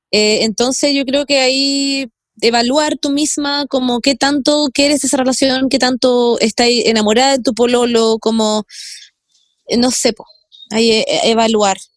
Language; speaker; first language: Spanish; native; Spanish